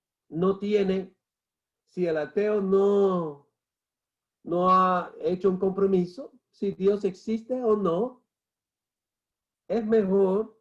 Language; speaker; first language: Spanish; non-native, fluent; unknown